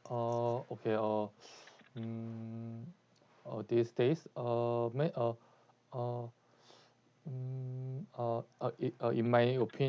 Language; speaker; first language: English; non-native, learner; Korean